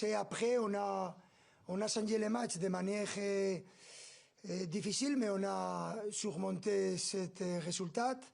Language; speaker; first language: French; non-native, fluent; Spanish